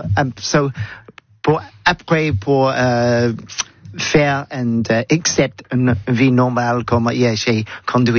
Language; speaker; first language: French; non-native, learner; English